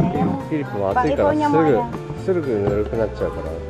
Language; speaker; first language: Japanese; native; Japanese